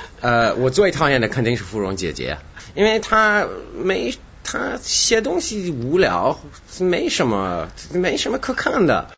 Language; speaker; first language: Chinese; non-native, fluent; English